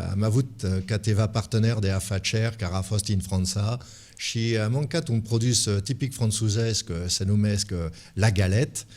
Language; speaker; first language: Romanian; non-native, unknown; French